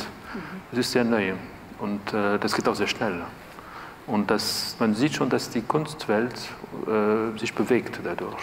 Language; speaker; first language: German; non-native, fluent; French